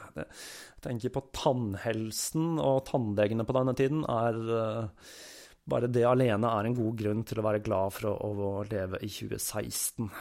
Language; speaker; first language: Norwegian; native; Norwegian